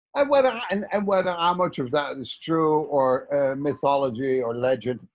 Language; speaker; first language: English; non-native, fluent; Dutch